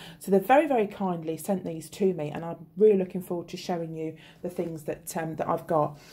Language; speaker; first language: English; native; English